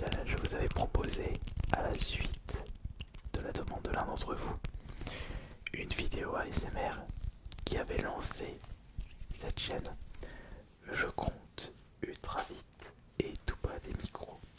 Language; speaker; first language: French; native; French